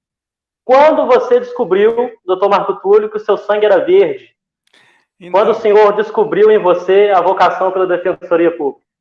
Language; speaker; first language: Portuguese; native; Portuguese